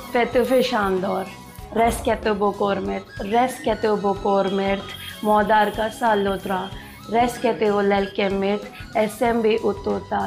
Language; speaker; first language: Hungarian; non-native, learner; Hindi